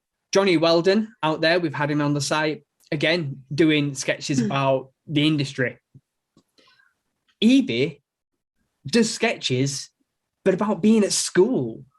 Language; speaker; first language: English; native; English